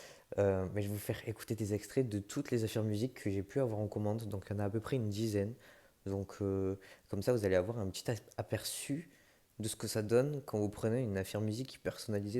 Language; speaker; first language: French; native; French